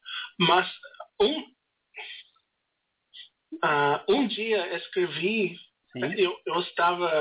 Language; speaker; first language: Portuguese; non-native, learner; English